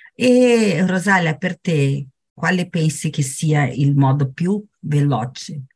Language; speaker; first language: Italian; non-native, fluent; Portuguese